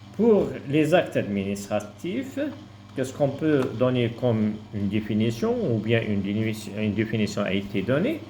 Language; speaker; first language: French; non-native, local second language; Arabic